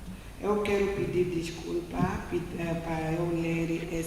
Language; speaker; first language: Portuguese; non-native, learner; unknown